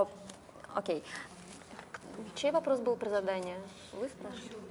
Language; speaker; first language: Russian; native; Russian